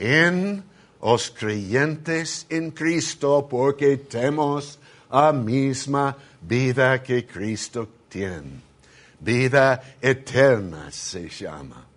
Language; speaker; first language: Spanish; non-native, fluent; English